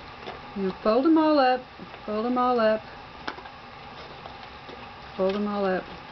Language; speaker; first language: English; native; English